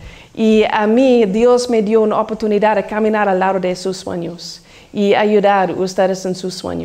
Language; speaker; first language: Spanish; non-native, learner; English